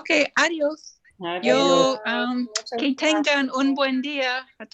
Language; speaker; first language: Spanish; non-native, learner; English